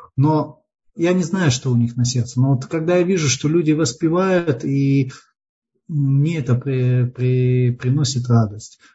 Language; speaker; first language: Russian; native; Russian